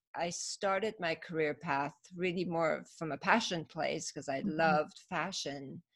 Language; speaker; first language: English; early bilingual, other home language; Persian